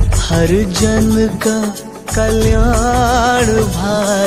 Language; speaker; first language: Hindi; non-native, local second language; Gujarati